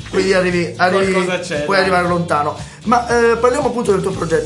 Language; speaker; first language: Italian; native; Italian